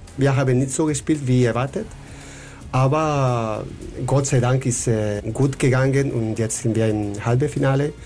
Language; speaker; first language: German; non-native, fluent; Spanish